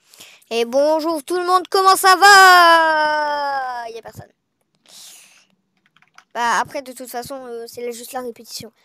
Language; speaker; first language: French; native; French